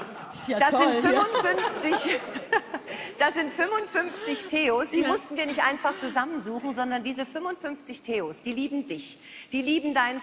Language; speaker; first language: German; native; German